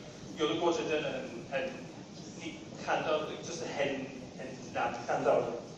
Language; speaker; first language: Chinese; non-native, fluent; English